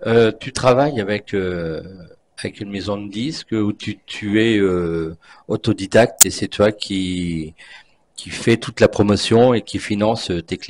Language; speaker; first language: French; native; French